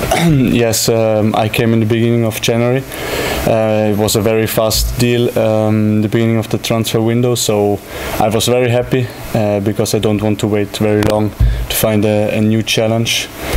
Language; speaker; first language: English; non-native, fluent; German